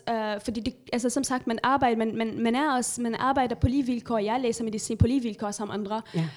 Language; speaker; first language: Danish; non-native, fluent; Arabic